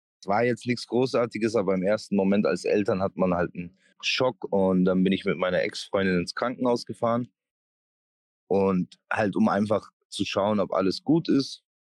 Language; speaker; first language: German; native; German